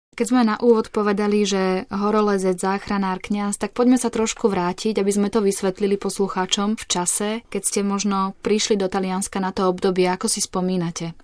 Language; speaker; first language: Slovak; native; Slovak